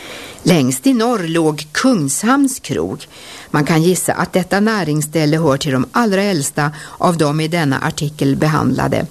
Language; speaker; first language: Swedish; native; Swedish